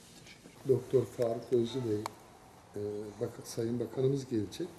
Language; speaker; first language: Turkish; native; Turkish